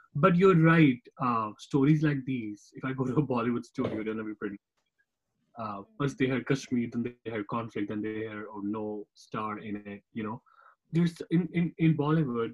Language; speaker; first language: English; non-native, local second language; Kashmiri